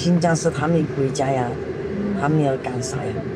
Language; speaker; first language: Chinese; native; Chinese